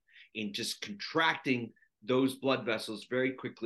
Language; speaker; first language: English; non-native, local second language; Sinhala